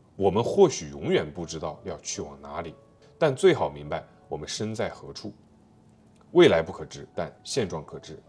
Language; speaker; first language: Chinese; native; Chinese